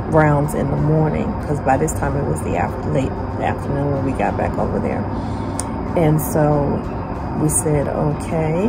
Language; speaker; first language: English; native; English